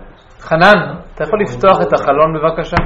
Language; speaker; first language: Hebrew; non-native, fluent; English